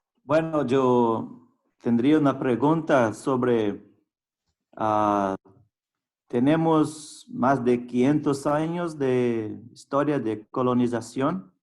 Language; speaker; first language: Spanish; non-native, fluent; Portuguese